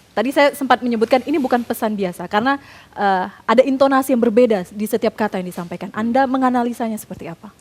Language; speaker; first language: Indonesian; native; Indonesian